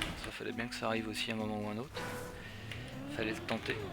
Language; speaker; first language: French; native; French